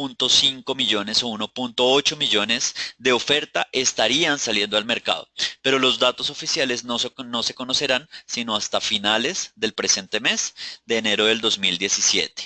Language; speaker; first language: Spanish; native; Spanish